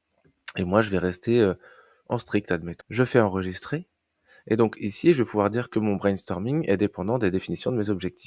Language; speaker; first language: French; native; French